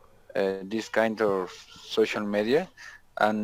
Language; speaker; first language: English; non-native, learner; Spanish